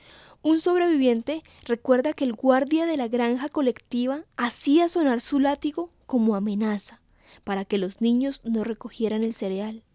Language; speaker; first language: Spanish; native; Spanish